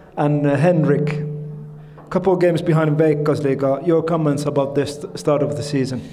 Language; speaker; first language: English; non-native, fluent; Finnish